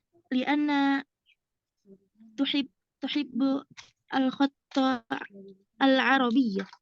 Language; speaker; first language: Arabic; non-native, learner; Indonesian